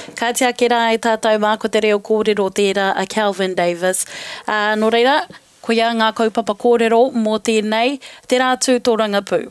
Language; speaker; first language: Māori; native; Māori